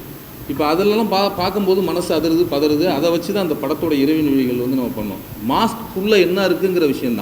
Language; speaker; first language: Tamil; native; Tamil